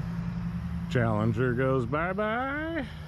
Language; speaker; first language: English; native; English